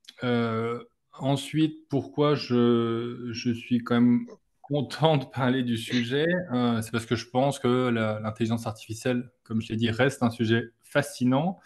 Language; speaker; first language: French; native; French